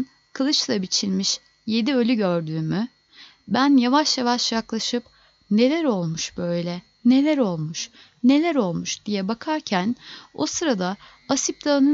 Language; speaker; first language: Turkish; native; Turkish